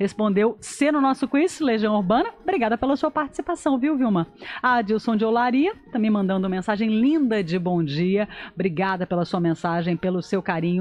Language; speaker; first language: Portuguese; native; Portuguese